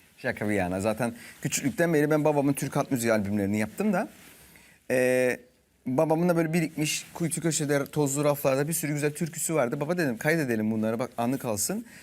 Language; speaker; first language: Turkish; native; Turkish